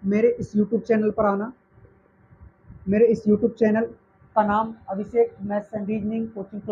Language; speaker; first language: Hindi; native; Hindi